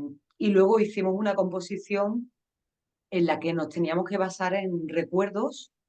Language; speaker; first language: Spanish; native; Spanish